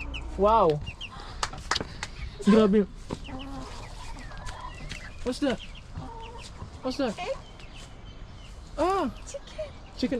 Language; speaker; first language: English; non-native, learner; Filipino